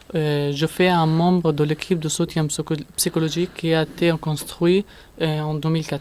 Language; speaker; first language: French; non-native, learner; Arabic